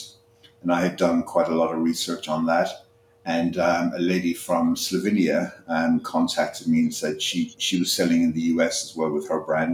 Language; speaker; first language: English; native; English